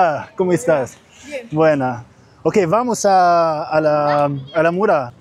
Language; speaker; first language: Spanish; non-native, learner; Arabic